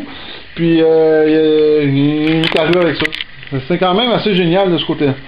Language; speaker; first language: French; native; French